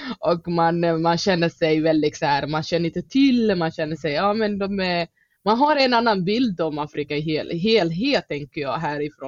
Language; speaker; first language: Swedish; non-native, fluent; Somali